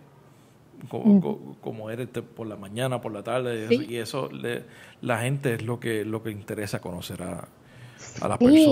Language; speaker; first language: Spanish; native; Spanish